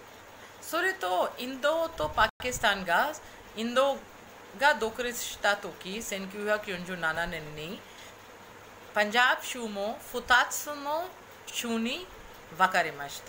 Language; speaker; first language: Japanese; non-native, fluent; Hindi